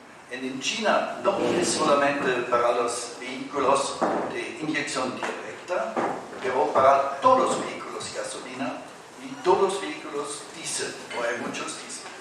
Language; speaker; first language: Spanish; non-native, fluent; German